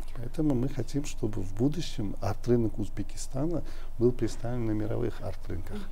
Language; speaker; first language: Russian; non-native, local second language; Uzbek